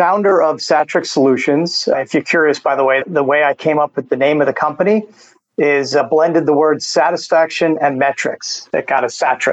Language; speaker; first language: English; native; English